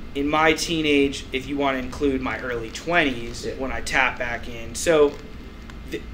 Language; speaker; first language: English; native; English